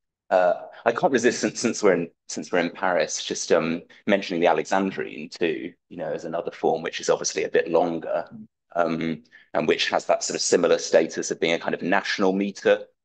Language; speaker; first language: English; native; English